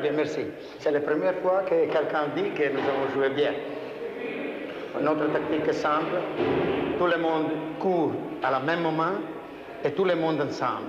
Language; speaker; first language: French; non-native, learner; Croatian